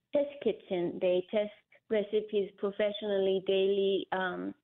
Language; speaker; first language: English; non-native, fluent; Korean